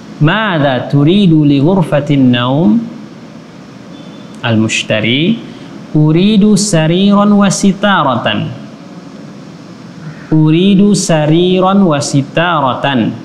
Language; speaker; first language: Arabic; non-native, fluent; Indonesian